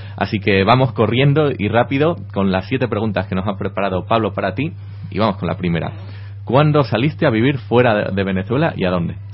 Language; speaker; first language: Spanish; native; Spanish